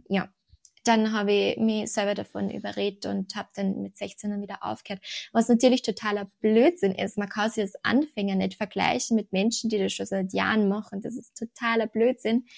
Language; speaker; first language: German; native; German